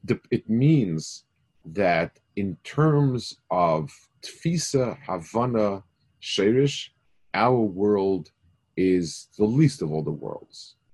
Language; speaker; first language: English; native; English